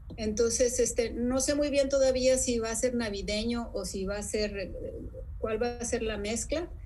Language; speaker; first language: Spanish; native; Spanish